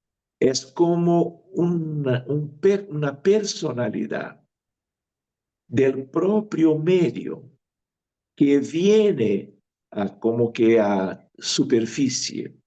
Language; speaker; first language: Spanish; non-native, fluent; Portuguese